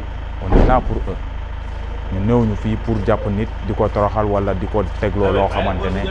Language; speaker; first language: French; non-native, local second language; Wolof